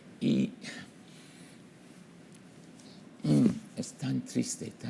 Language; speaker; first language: Spanish; non-native, fluent; English